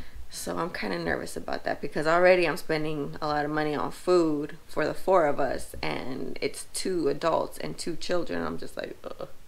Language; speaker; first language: English; early bilingual, other home language; Spanish